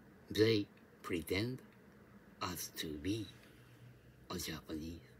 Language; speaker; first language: English; non-native, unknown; Japanese